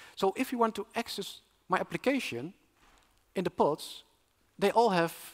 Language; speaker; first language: English; non-native, fluent; Dutch